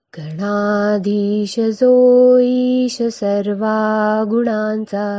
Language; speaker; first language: Hindi; non-native, local second language; Marathi